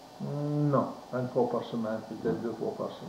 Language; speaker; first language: French; native; French